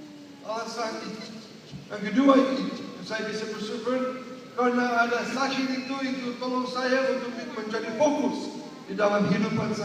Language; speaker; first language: Indonesian; non-native, learner; English